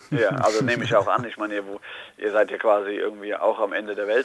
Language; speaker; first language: German; native; German